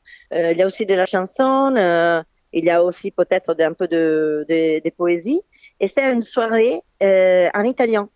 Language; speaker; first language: French; non-native, fluent; Italian